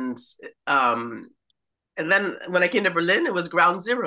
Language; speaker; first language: English; native; English